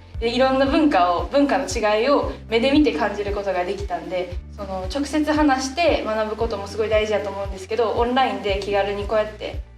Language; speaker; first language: Japanese; native; Japanese